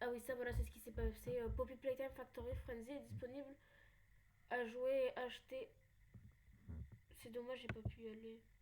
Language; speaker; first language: French; native; French